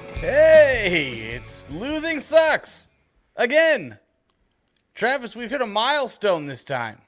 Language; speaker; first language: English; native; English